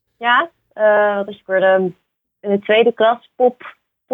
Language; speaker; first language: Dutch; native; Dutch